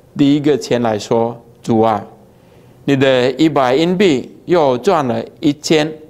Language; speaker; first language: Chinese; early bilingual, heritage; Chinese